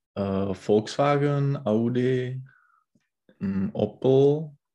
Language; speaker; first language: German; non-native, learner; Czech